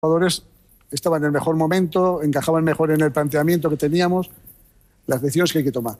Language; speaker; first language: Spanish; native; Spanish